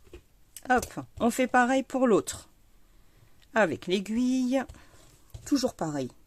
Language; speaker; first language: French; native; French